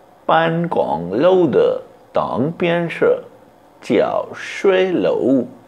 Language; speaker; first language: Chinese; non-native, fluent; Hindi